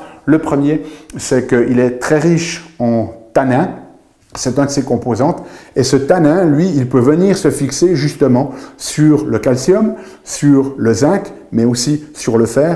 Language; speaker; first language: French; native; French